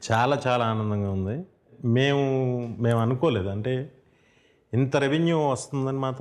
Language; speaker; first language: Telugu; native; Telugu